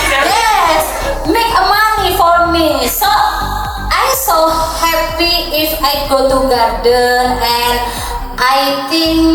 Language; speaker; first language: English; non-native, learner; Indonesian